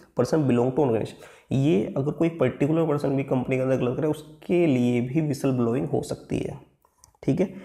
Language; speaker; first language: Hindi; native; Hindi